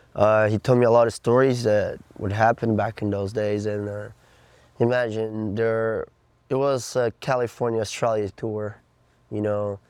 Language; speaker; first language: English; non-native, fluent; Portuguese